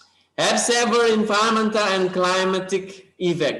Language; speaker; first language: English; non-native, learner; Indonesian